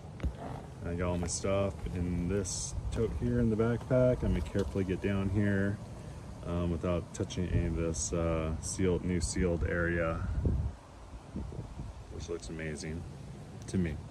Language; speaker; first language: English; native; English